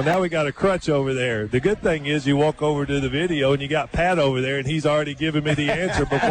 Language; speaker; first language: English; native; English